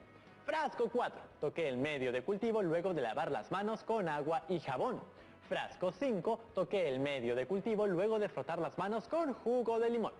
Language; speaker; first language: Spanish; native; Spanish